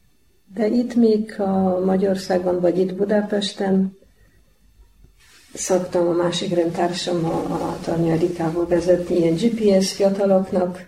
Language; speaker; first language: Hungarian; non-native, fluent; Polish